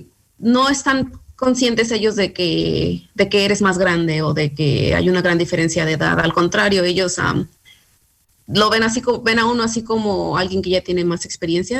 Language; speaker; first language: Spanish; early bilingual, heritage; Spanish